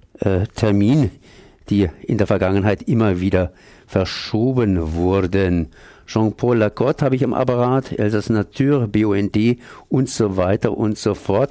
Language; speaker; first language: German; native; German